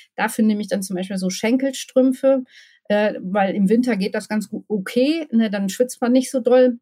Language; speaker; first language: German; native; German